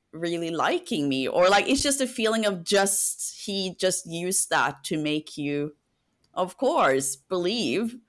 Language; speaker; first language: English; non-native, fluent; Norwegian